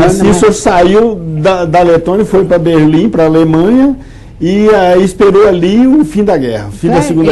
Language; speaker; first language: Portuguese; native; Portuguese